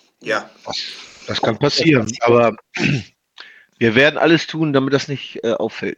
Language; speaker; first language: German; native; German